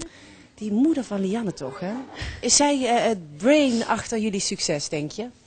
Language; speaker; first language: Dutch; native; Dutch